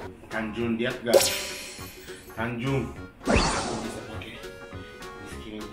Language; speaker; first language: Indonesian; non-native, fluent; Japanese